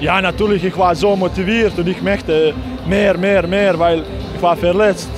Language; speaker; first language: German; non-native, learner; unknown